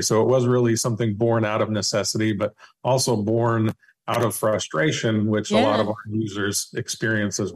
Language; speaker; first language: English; native; English